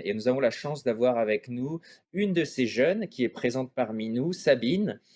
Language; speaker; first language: French; native; French